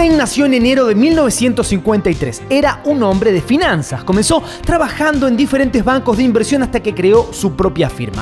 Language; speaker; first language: Spanish; native; Spanish